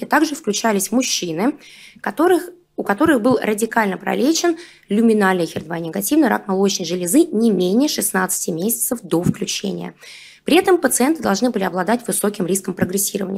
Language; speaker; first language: Russian; native; Russian